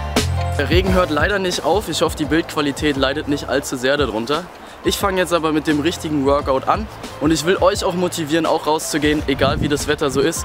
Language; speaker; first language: German; native; German